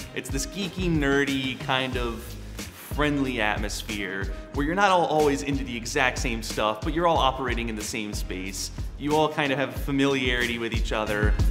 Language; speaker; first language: English; native; English